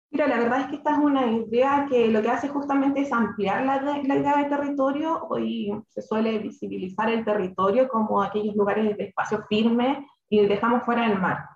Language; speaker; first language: Spanish; native; Spanish